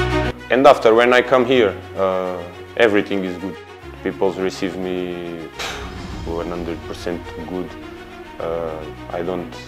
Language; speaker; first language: English; non-native, learner; Portuguese